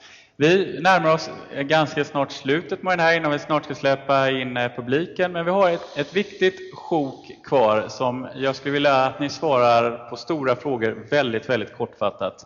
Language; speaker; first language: Swedish; native; Swedish